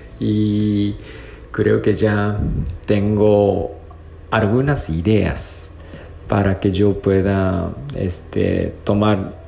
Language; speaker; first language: Spanish; non-native, fluent; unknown